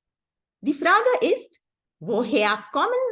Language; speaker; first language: German; non-native, fluent; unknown